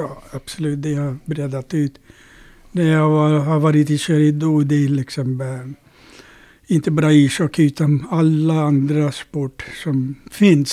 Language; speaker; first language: Swedish; non-native, fluent; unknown